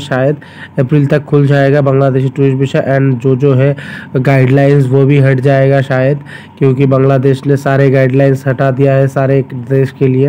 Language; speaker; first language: Hindi; non-native, local second language; Bangla